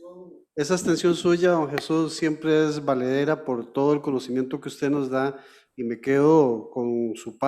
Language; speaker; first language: Spanish; native; Spanish